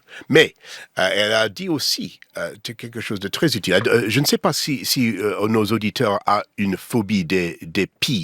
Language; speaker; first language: French; non-native, learner; English